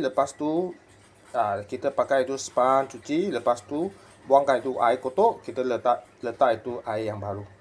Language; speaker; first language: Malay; non-native, local second language; Chinese